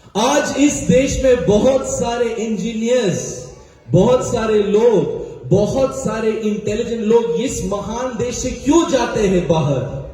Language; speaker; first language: Hindi; early bilingual, heritage; Hindi